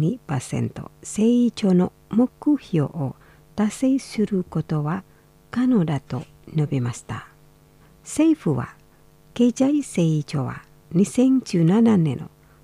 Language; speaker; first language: Japanese; non-native, fluent; Indonesian